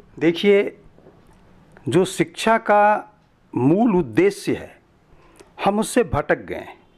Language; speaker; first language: Hindi; native; Hindi